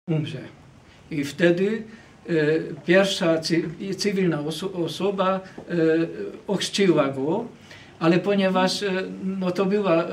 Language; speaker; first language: Polish; non-native, fluent; Hungarian